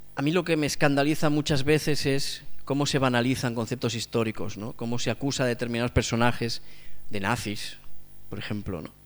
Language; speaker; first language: Spanish; non-native, local second language; Catalan